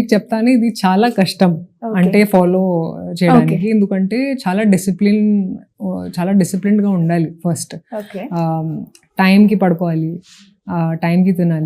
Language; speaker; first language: Telugu; non-native, fluent; Hindi